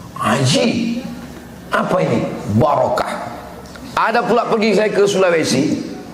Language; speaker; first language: Indonesian; native; Indonesian